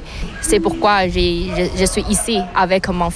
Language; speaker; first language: French; non-native, learner; Chinese